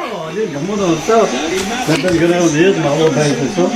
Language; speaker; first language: French; native; French